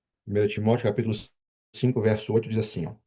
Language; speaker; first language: Portuguese; native; Portuguese